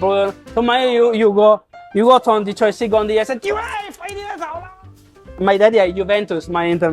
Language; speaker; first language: Cantonese; non-native, learner; Italian